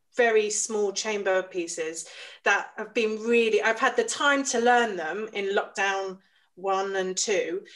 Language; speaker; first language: English; native; English